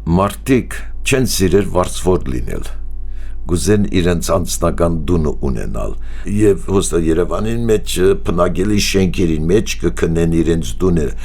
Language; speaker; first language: Armenian; early bilingual, heritage; Armenian